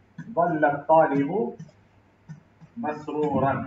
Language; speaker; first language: Arabic; non-native, fluent; Urdu